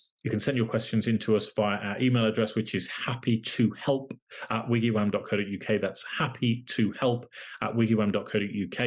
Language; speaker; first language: English; native; English